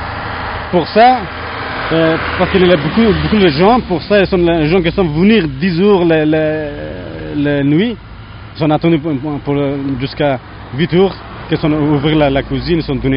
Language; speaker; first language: French; non-native, learner; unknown